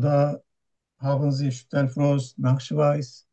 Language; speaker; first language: German; non-native, learner; Turkish